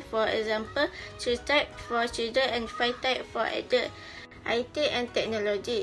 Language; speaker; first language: English; non-native, learner; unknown